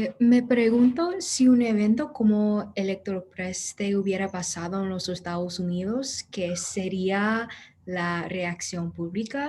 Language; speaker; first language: Spanish; non-native, fluent; English